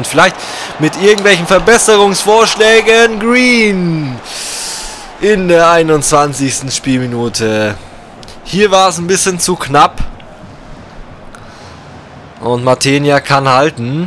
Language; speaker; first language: German; native; German